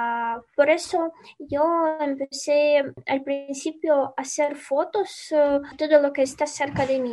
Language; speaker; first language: Spanish; non-native, fluent; Ukrainian